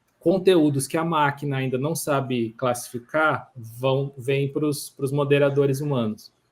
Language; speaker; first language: Portuguese; native; Portuguese